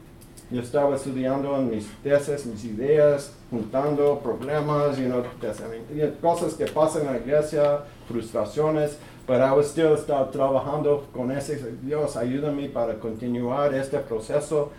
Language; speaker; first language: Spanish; early bilingual, heritage; English